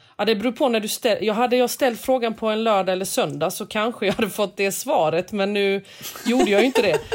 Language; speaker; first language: Swedish; early bilingual, other home language; Korean